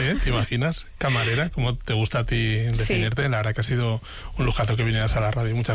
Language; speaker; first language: Spanish; native; Spanish